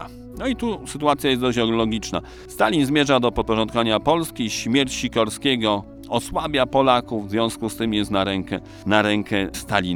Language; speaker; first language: Polish; native; Polish